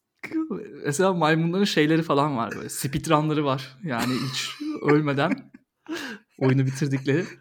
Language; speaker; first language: Turkish; native; Turkish